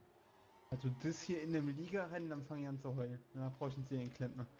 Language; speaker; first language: German; native; German